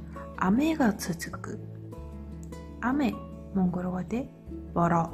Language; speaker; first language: Japanese; non-native, fluent; Mongolian